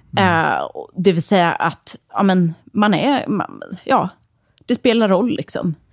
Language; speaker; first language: Swedish; early bilingual, other home language; Serbian